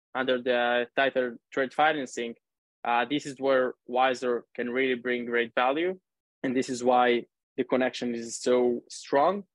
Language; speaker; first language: English; non-native, fluent; Hebrew